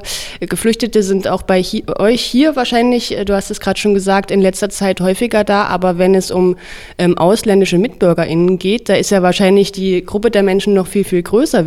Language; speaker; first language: German; native; German